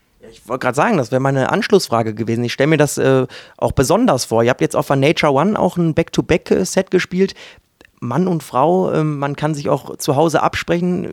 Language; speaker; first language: German; native; German